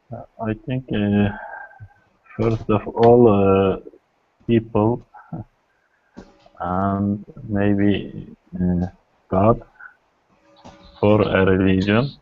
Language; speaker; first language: English; non-native, learner; Kurdish